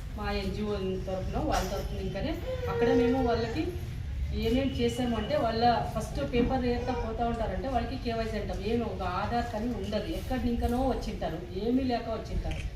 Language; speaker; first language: Telugu; non-native, local second language; Kannada